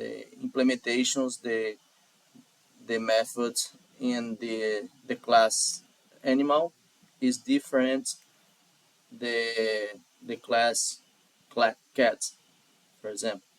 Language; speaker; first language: English; non-native, learner; Portuguese